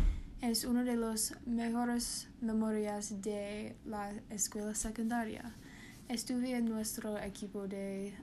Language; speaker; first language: Spanish; non-native, learner; English